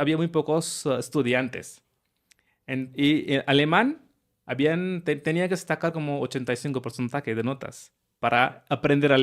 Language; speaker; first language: Spanish; non-native, fluent; Hindi